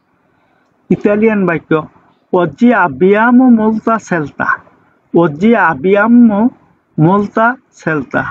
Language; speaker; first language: Italian; non-native, fluent; Bangla